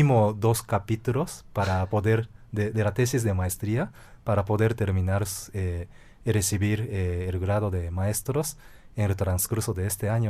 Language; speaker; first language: Spanish; non-native, fluent; Japanese